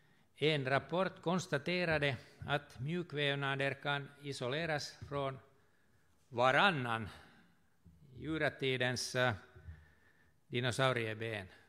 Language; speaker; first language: Swedish; non-native, fluent; Finnish